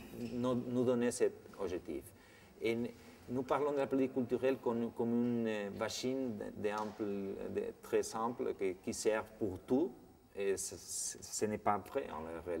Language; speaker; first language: French; non-native, fluent; Spanish